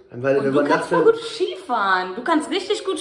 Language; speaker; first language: German; native; German